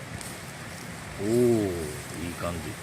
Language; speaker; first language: Japanese; native; Japanese